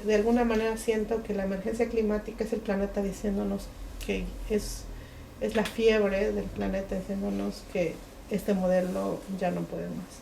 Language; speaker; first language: Spanish; non-native, local second language; Mixtepec Mixtec